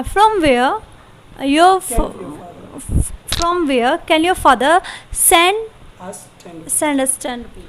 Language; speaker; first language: English; non-native, learner; Hindi